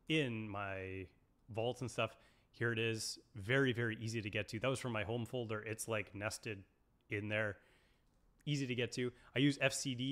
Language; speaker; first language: English; native; English